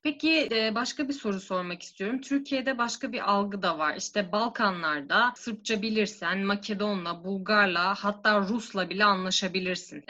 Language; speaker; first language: Turkish; native; Turkish